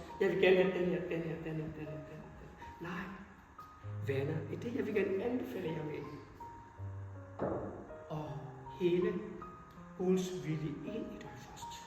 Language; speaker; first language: Danish; non-native, fluent; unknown